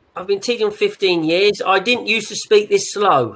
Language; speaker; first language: English; native; English